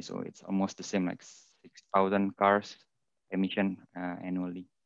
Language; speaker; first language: English; non-native, fluent; Indonesian